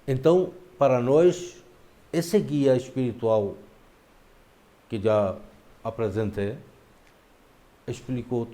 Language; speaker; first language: Portuguese; non-native, fluent; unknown